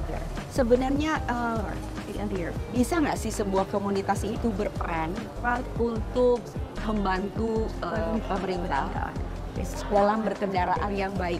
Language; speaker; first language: Indonesian; native; Indonesian